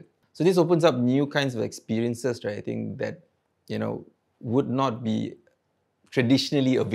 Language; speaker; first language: English; non-native, local second language; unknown